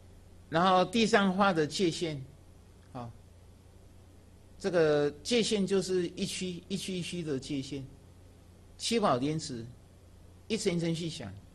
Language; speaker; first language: Chinese; native; Chinese